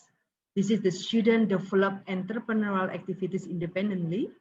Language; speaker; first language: English; non-native, learner; Indonesian